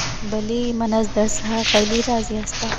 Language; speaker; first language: Persian; non-native, learner; Urdu